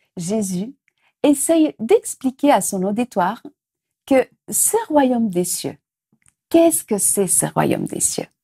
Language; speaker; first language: French; non-native, fluent; Portuguese